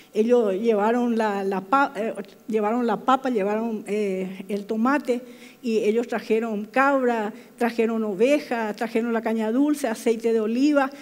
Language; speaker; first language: Spanish; non-native, local second language; Guarani